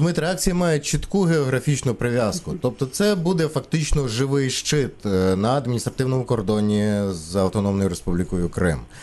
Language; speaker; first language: Ukrainian; native; Ukrainian